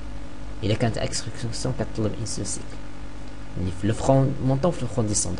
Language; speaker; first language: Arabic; native; Arabic